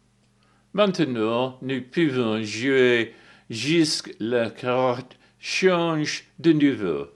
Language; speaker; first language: French; non-native, learner; English